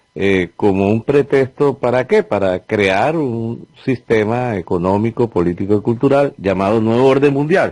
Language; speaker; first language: Spanish; native; Spanish